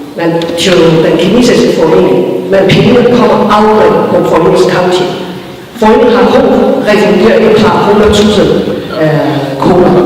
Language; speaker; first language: Danish; non-native, fluent; Chinese